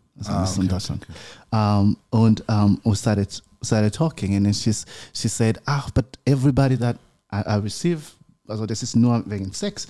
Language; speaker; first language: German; non-native, learner; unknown